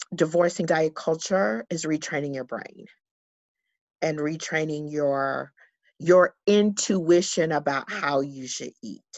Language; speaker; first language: English; native; English